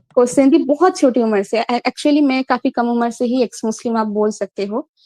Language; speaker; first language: Hindi; non-native, local second language; Bangla